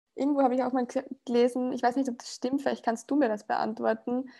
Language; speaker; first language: German; native; German